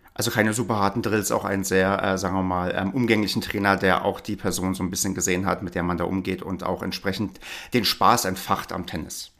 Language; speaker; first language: German; native; German